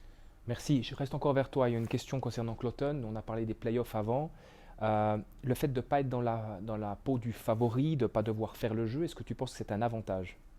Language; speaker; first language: French; native; French